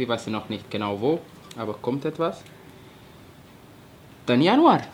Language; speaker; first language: German; non-native, fluent; Portuguese